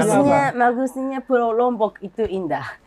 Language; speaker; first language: Indonesian; non-native, fluent; Japanese